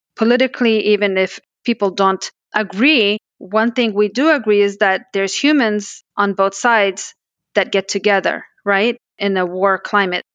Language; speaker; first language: English; early bilingual, other home language; Pashto